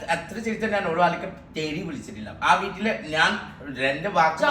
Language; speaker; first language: Malayalam; non-native, local second language; Assamese